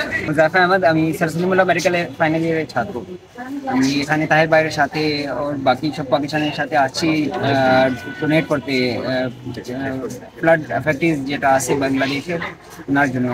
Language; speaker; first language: Bangla; non-native, fluent; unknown